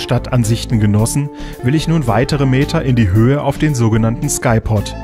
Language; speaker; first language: German; native; German